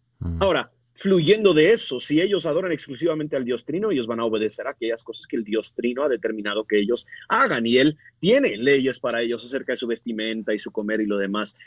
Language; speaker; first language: Spanish; early bilingual, other home language; English